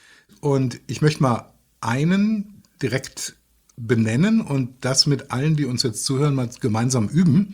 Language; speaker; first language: German; native; German